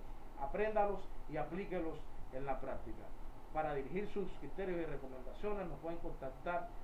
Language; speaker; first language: Spanish; native; Spanish